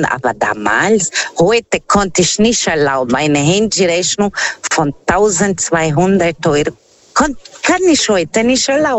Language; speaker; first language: German; non-native, fluent; Portuguese